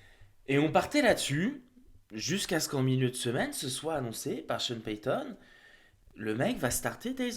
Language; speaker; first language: French; native; French